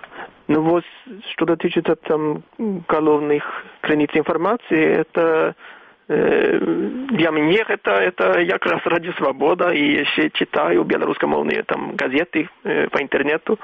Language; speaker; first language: Belarusian; non-native, fluent; Swedish